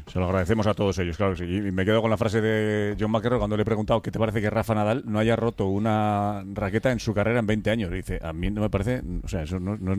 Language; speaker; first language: Spanish; native; Spanish